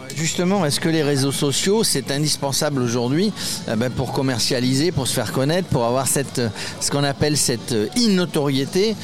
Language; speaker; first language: French; native; French